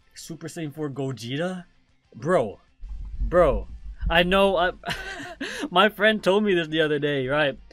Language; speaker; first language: English; non-native, local second language; Jamaican Creole English